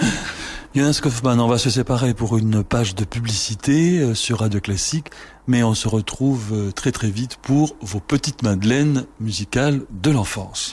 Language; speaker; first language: French; native; French